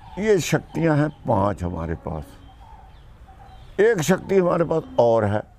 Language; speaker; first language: Hindi; non-native, local second language; Punjabi